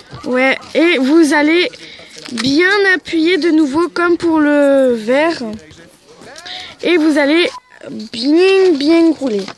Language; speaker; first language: French; native; French